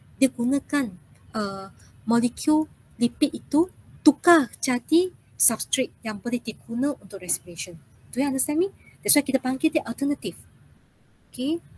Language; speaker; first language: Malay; non-native, local second language; Chinese